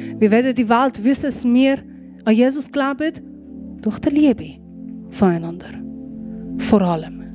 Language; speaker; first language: German; non-native, fluent; Persian